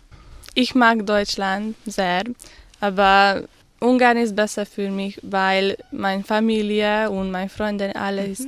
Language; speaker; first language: German; non-native, learner; Hungarian